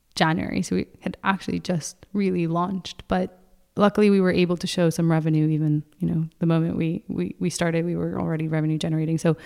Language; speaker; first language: English; non-native, fluent; Spanish